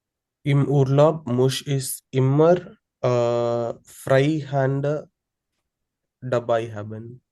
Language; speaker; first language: German; non-native, learner; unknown